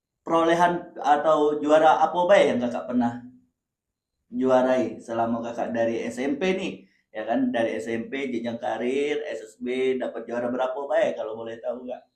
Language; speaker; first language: Indonesian; native; Indonesian